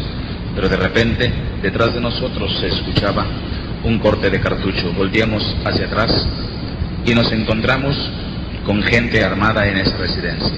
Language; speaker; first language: Spanish; native; Spanish